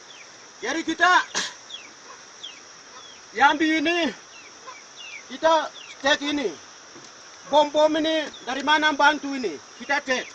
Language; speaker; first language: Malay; non-native, local second language; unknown